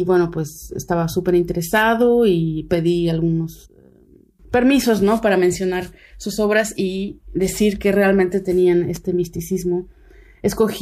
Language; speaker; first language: Spanish; native; Spanish